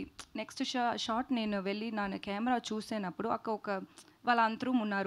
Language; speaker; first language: Telugu; non-native, learner; Tamil